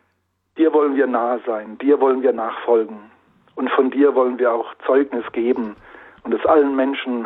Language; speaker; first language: German; native; German